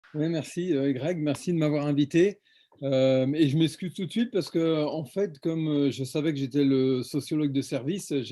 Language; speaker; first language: French; native; French